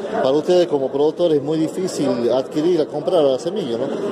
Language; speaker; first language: Spanish; native; Spanish